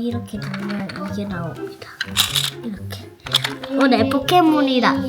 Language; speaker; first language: Korean; native; Korean